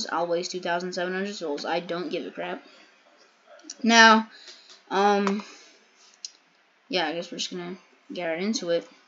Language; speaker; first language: English; native; English